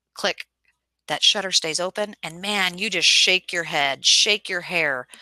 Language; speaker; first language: English; native; English